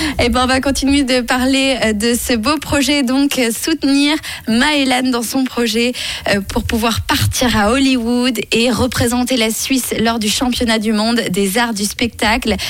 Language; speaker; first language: French; native; French